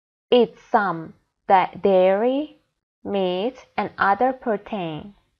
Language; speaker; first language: English; non-native, fluent; Persian